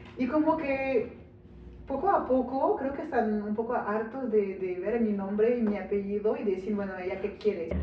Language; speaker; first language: Spanish; non-native, fluent; French